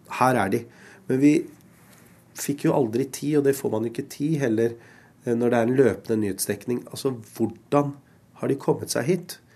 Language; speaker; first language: Norwegian; early bilingual, other home language; Urdu